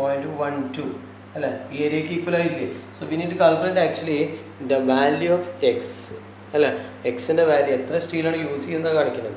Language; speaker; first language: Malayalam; native; Malayalam